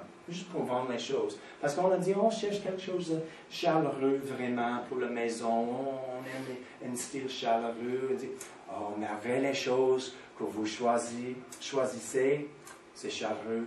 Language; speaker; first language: French; non-native, fluent; English